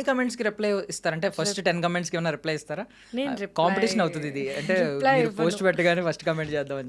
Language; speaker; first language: Telugu; native; Telugu